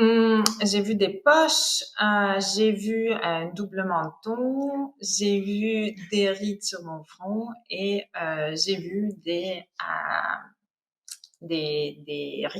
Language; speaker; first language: French; non-native, fluent; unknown